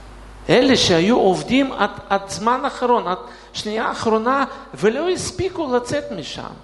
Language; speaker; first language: Hebrew; non-native, fluent; Russian